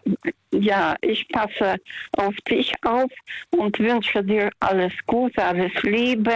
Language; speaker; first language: German; non-native, fluent; Russian